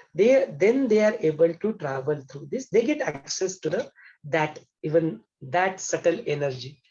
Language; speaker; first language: English; non-native, local second language; Hindi